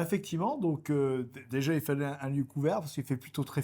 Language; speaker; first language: French; native; French